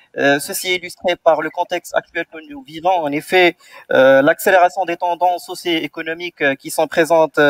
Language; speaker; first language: French; non-native, local second language; Arabic